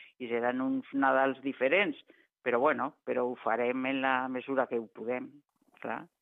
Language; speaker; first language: Catalan; non-native, local second language; Spanish